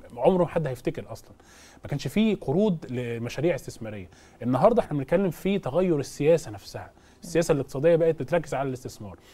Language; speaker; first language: Arabic; native; Arabic